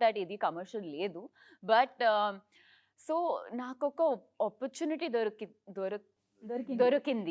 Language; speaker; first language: Telugu; non-native, learner; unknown